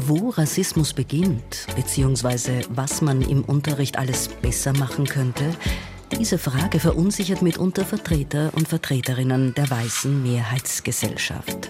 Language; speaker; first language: German; native; German